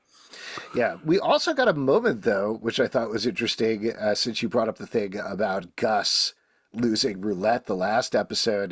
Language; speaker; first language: English; native; English